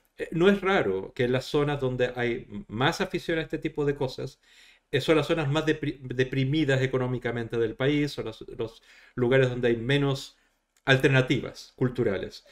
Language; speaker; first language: Spanish; native; Spanish